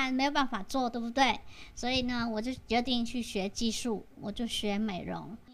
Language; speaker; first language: Chinese; non-native, fluent; Vietnamese